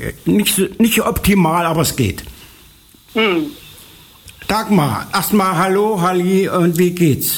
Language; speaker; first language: German; native; German